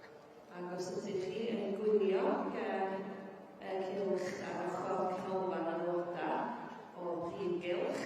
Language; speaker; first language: Welsh; native; Welsh